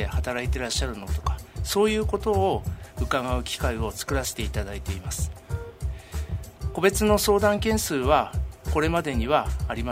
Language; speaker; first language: Japanese; native; Japanese